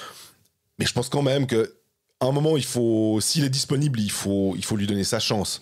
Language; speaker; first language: French; native; French